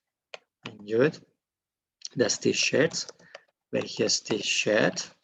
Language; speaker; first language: German; non-native, fluent; Indonesian